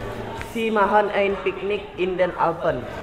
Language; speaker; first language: German; non-native, learner; Indonesian